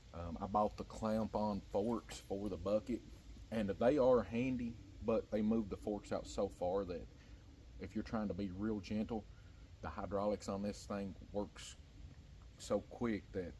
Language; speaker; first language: English; native; English